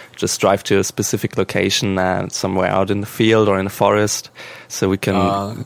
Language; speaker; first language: English; non-native, fluent; German